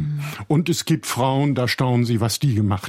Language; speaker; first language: German; native; German